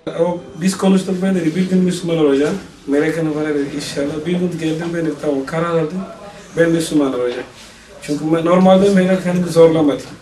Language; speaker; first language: Turkish; non-native, learner; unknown